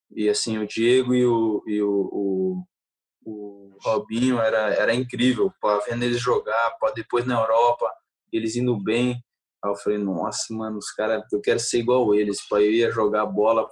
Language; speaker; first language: Portuguese; early bilingual, heritage; Portuguese